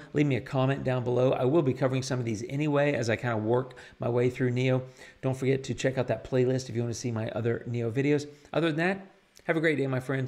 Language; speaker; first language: English; native; English